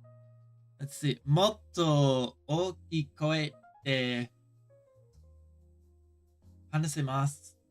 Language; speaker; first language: Japanese; non-native, learner; English